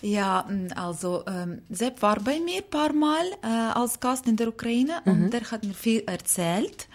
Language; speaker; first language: German; non-native, learner; Ukrainian